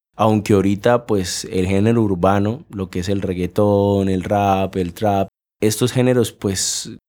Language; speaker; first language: Spanish; native; Spanish